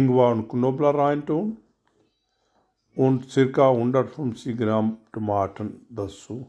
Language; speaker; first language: German; non-native, learner; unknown